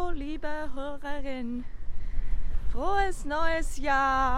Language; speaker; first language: German; non-native, learner; Japanese